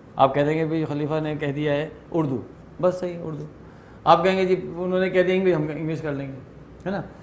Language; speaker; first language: Urdu; native; Urdu